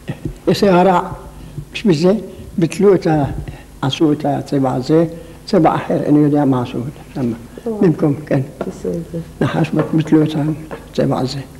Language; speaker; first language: Hebrew; non-native, local second language; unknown